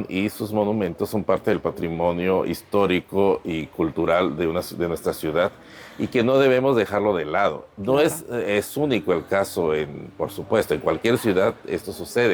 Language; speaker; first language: Spanish; native; Spanish